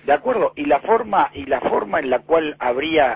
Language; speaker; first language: Spanish; native; Spanish